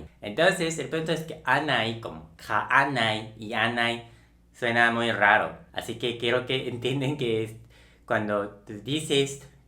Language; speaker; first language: Spanish; non-native, local second language; Japanese